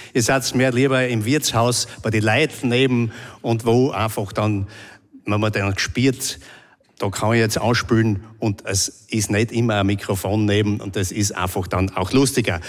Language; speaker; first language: German; native; German